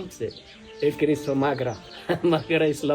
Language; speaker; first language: Spanish; non-native, learner; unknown